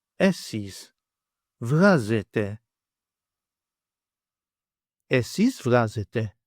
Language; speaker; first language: Greek; native; Greek